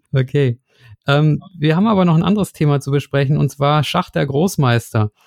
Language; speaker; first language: German; native; German